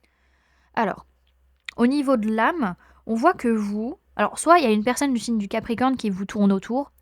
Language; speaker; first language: French; native; French